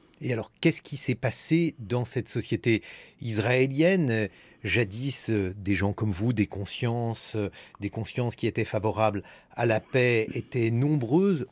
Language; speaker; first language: French; native; French